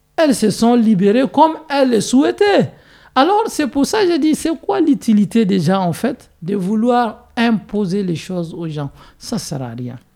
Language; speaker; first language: French; non-native, local second language; Hausa